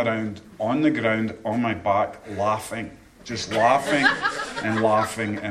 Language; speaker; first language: English; native; English